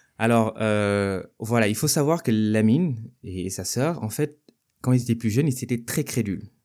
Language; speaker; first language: French; non-native, local second language; Wolof